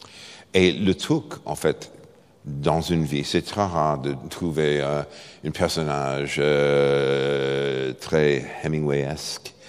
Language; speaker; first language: French; non-native, fluent; English